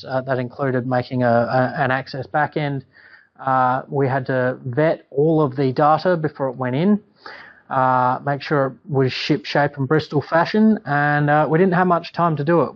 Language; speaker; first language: English; native; English